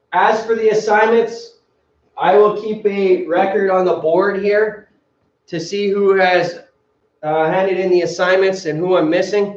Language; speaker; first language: English; native; English